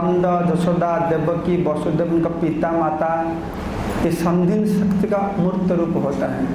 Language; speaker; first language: Hindi; non-native, local second language; Odia